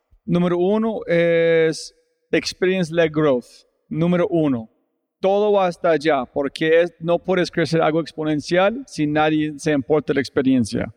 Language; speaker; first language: Spanish; non-native, fluent; English